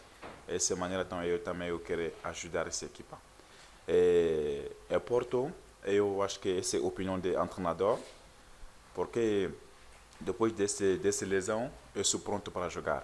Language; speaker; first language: Portuguese; non-native, learner; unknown